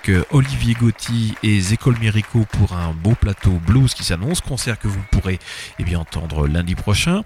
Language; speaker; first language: French; native; French